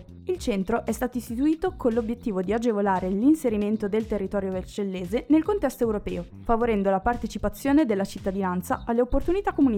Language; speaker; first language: Italian; native; Italian